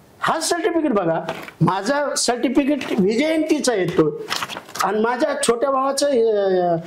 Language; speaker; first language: Marathi; non-native, local second language; Lambadi